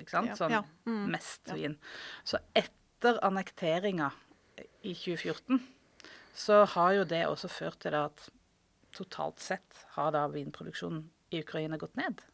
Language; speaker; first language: Norwegian; native; Norwegian